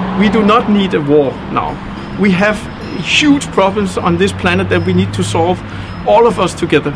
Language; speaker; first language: English; non-native, fluent; Danish